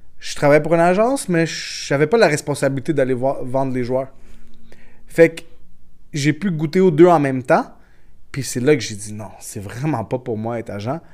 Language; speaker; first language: French; early bilingual, other home language; Portuguese